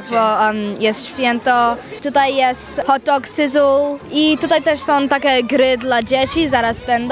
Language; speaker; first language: Polish; early bilingual, other home language; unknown